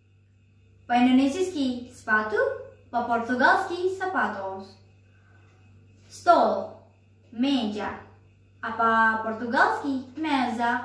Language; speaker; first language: Russian; non-native, learner; Indonesian